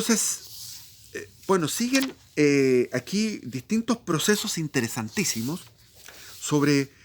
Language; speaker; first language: Spanish; native; Spanish